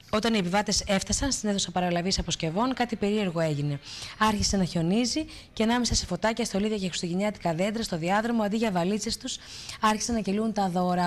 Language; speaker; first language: Greek; native; Greek